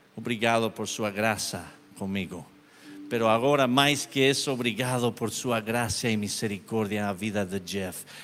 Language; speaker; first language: Portuguese; non-native, learner; Spanish